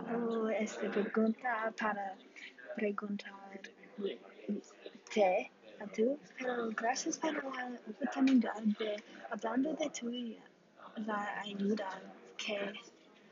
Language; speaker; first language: Spanish; non-native, learner; English